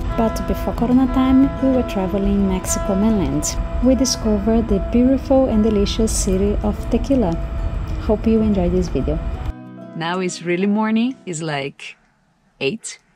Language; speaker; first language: English; non-native, fluent; Portuguese